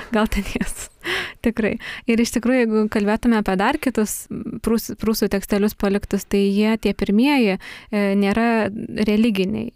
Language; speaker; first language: Lithuanian; native; Lithuanian